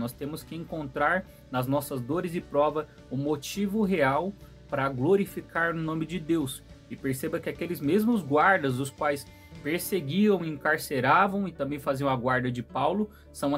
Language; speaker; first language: Portuguese; native; Portuguese